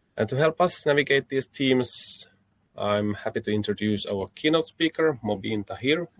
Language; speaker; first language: English; non-native, fluent; Finnish